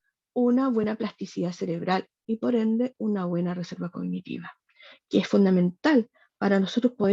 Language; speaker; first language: Spanish; native; Spanish